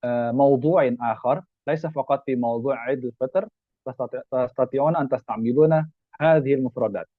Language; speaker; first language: Arabic; non-native, fluent; Indonesian